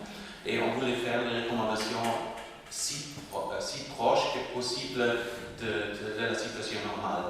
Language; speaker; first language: French; non-native, local second language; German